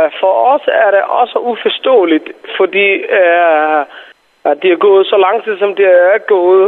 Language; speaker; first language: Danish; non-native, fluent; Somali